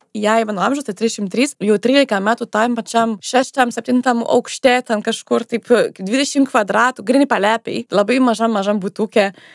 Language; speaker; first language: Lithuanian; non-native, fluent; French